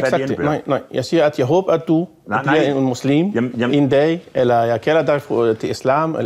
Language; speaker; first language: Danish; non-native, fluent; Arabic